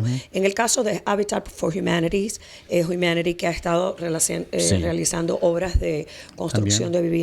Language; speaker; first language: Spanish; native; Spanish